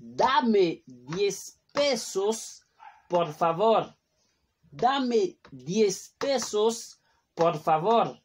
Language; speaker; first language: Spanish; non-native, fluent; Haitian Creole